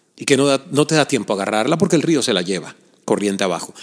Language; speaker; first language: Spanish; native; Spanish